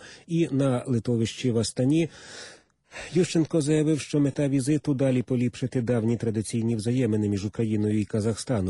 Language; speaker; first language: Ukrainian; native; Ukrainian